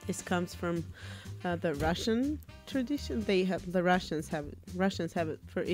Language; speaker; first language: English; non-native, fluent; Armenian